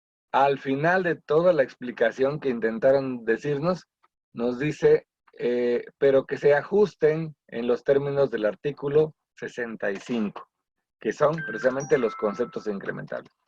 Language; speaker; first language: Spanish; native; Spanish